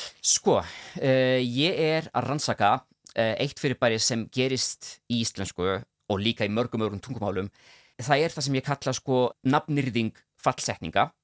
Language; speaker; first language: Icelandic; non-native, fluent; Italian